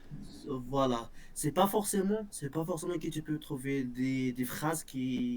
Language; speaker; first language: French; non-native, local second language; Berber languages